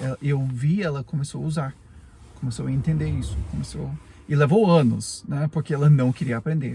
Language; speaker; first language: Portuguese; non-native, fluent; English